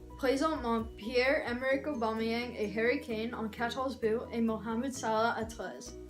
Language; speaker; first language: French; non-native, learner; English